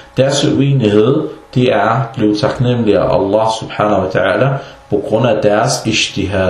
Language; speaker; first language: Danish; early bilingual, other home language; Arabic